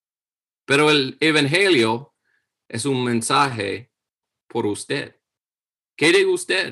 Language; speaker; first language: Spanish; non-native, fluent; English